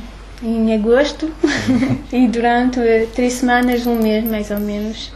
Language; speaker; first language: Portuguese; early bilingual, heritage; French